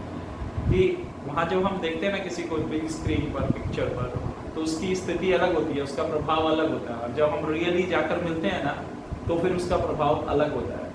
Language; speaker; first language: Hindi; native; Hindi